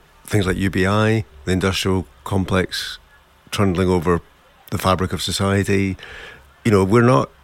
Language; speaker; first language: English; native; English